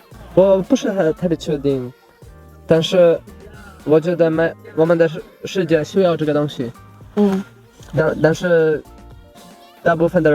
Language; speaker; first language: Chinese; non-native, learner; Polish